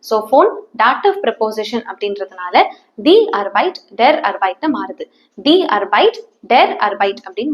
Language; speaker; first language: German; non-native, fluent; Tamil